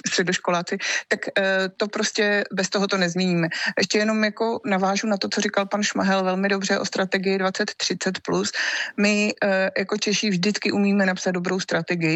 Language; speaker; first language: Czech; native; Czech